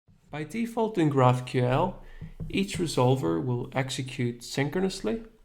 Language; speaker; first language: English; native; English